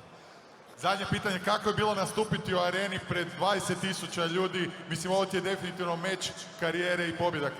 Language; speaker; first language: Croatian; native; Croatian